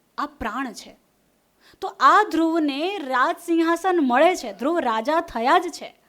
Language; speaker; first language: Gujarati; non-native, local second language; Hindi